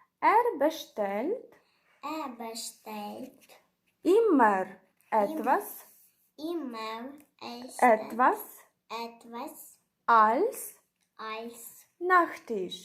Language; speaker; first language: German; non-native, fluent; Ukrainian